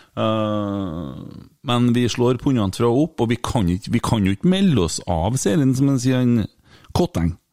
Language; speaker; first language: Norwegian; native; Norwegian